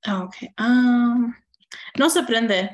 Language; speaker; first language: Spanish; early bilingual, heritage; Spanish